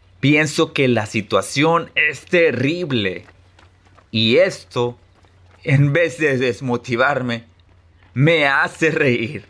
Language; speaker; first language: Spanish; early bilingual, heritage; Spanish